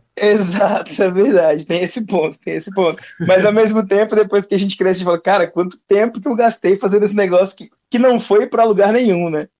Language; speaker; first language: Portuguese; native; Portuguese